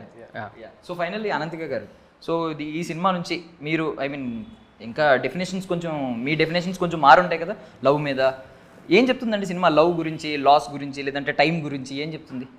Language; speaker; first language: Telugu; native; Telugu